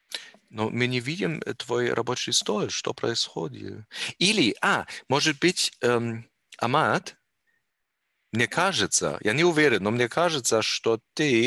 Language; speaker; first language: Russian; non-native, learner; German